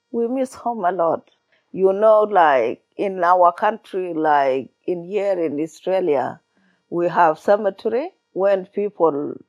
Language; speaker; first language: English; non-native, learner; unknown